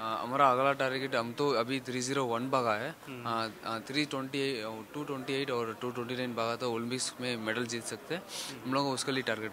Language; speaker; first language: Hindi; non-native, local second language; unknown